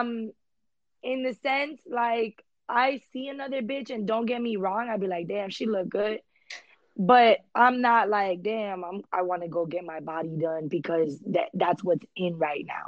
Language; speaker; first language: English; early bilingual, other home language; Spanish